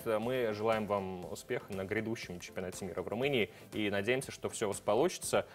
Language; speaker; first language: Russian; native; Russian